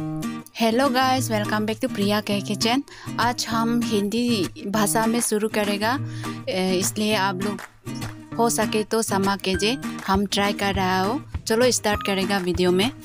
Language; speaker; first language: Hindi; non-native, local second language; Karbi